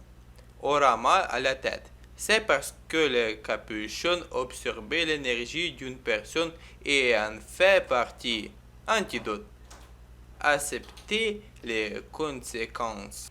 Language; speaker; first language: French; non-native, learner; Ukrainian